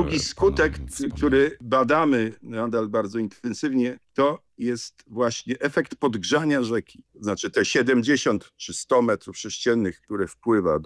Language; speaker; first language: Polish; native; Polish